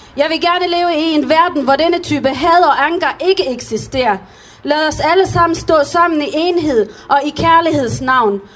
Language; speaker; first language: Danish; early bilingual, other home language; Arabic